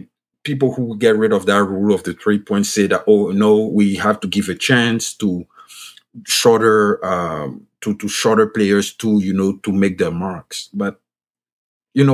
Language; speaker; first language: English; non-native, fluent; French